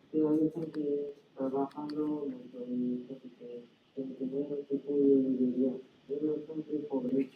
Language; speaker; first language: Spanish; non-native, learner; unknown